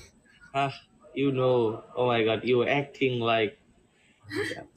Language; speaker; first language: English; non-native, learner; Bangla